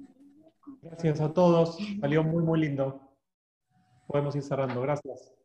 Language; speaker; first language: Spanish; native; Spanish